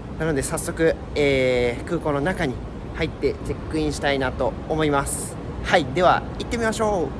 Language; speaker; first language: Japanese; native; Japanese